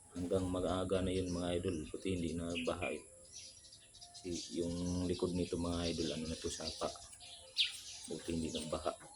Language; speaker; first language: Filipino; non-native, local second language; Cebuano